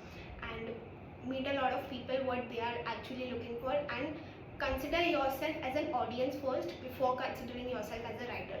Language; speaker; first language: English; non-native, local second language; Hindi